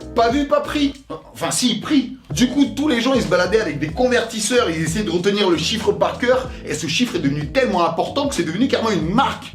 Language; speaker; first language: French; early bilingual, other home language; Russian